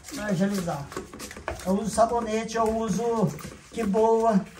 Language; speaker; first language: Portuguese; native; Portuguese